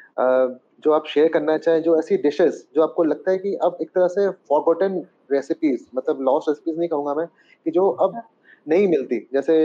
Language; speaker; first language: Hindi; native; Hindi